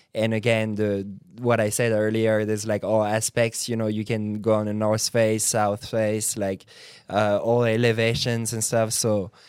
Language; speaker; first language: English; non-native, fluent; French